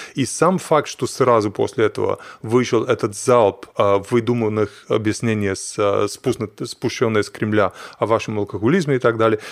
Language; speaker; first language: Russian; non-native, fluent; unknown